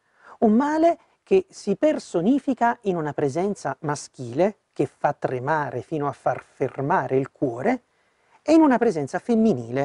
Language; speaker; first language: Italian; native; Italian